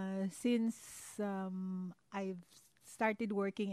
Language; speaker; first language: English; non-native, local second language; Hiligaynon